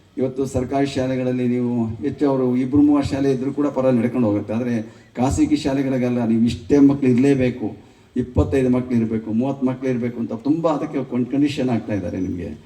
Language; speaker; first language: Kannada; native; Kannada